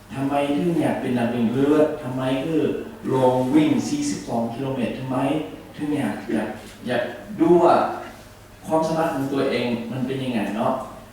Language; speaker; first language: Thai; non-native, learner; English